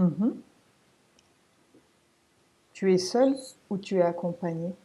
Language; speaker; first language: French; native; French